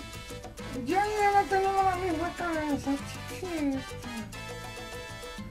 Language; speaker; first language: Spanish; early bilingual, heritage; Spanish